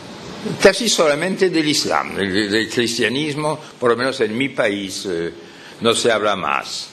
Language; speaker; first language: Spanish; non-native, fluent; French